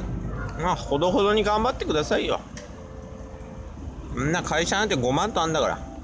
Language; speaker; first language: Japanese; native; Japanese